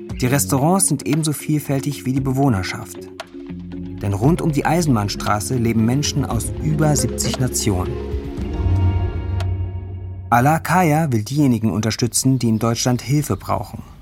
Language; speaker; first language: German; native; German